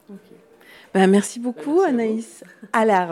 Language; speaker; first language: French; native; French